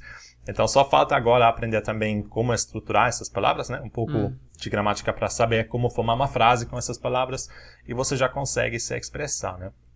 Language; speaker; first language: Portuguese; non-native, fluent; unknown